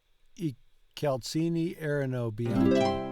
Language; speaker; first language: Italian; non-native, learner; English